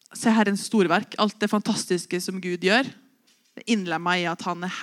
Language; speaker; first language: Norwegian; native; Norwegian